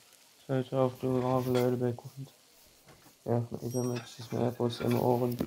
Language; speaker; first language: German; non-native, learner; Dutch